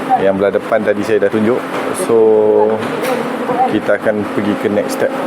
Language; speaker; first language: Malay; native; Malay